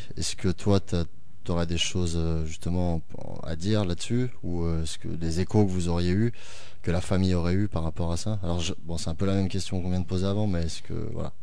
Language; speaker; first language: French; native; French